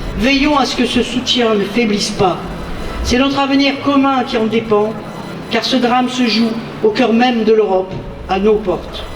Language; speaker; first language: French; native; French